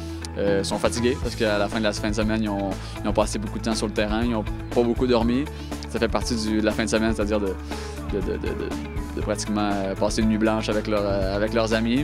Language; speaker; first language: French; native; French